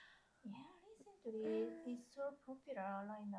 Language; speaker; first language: English; non-native, learner; Japanese